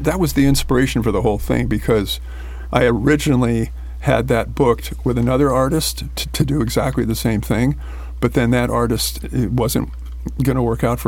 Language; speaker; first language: English; native; English